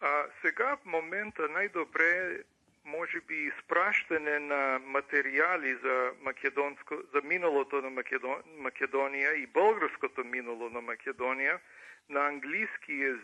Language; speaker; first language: Bulgarian; early bilingual, heritage; English